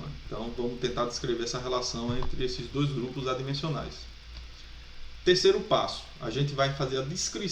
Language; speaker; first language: Portuguese; native; Portuguese